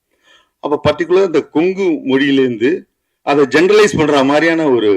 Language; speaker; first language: Tamil; native; Tamil